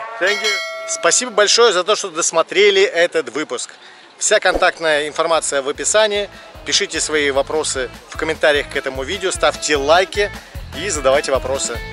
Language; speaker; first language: Russian; native; Russian